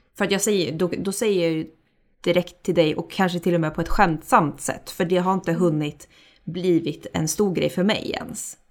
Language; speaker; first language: Swedish; native; Swedish